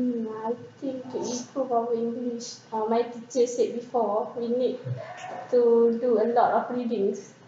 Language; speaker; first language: English; non-native, local second language; Malay